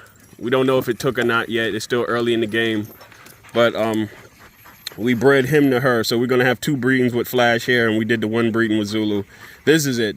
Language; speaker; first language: English; native; English